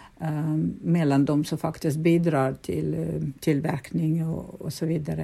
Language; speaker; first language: Swedish; non-native, fluent; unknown